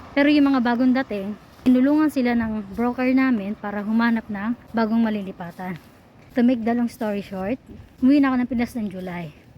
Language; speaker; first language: Filipino; native; Filipino